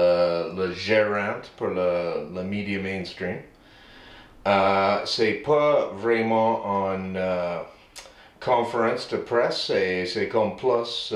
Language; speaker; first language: French; non-native, learner; English